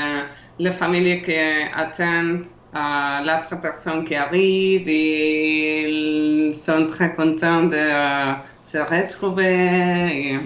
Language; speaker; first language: French; non-native, learner; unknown